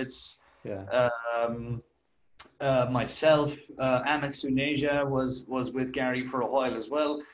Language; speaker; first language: English; native; English